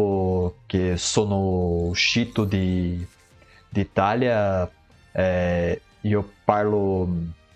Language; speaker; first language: Italian; non-native, learner; Portuguese